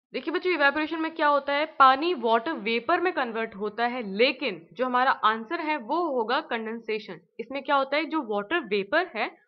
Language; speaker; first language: Hindi; native; Hindi